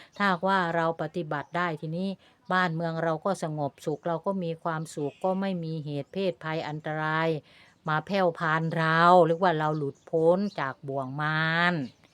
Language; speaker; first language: Thai; native; Thai